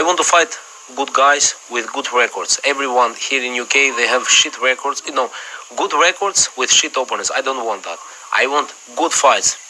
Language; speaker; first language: English; non-native, fluent; Albanian